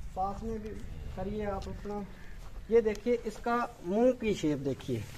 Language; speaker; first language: Hindi; native; Hindi